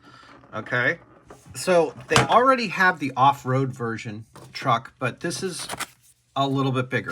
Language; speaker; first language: English; native; English